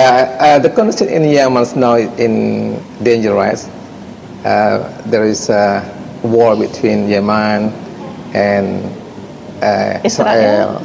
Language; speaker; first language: English; non-native, fluent; Indonesian